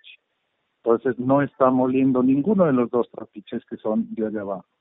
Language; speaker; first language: Spanish; native; Spanish